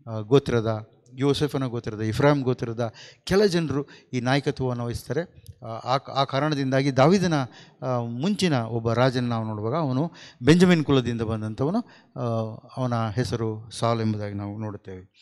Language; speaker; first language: Kannada; native; Kannada